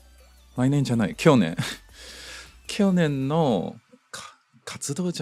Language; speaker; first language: Japanese; non-native, learner; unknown